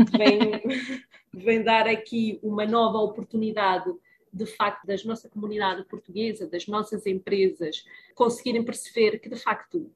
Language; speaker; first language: Portuguese; early bilingual, heritage; Spanish